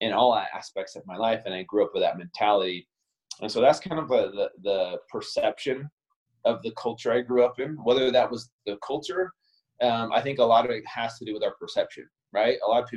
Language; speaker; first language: English; native; English